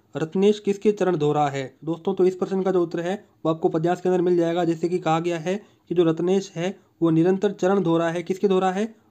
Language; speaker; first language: Hindi; native; Hindi